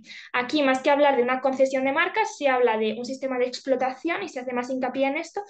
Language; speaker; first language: Spanish; native; Spanish